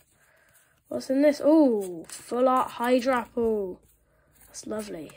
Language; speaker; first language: English; native; English